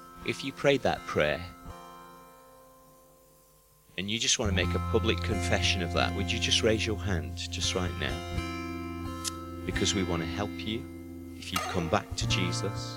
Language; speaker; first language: English; native; English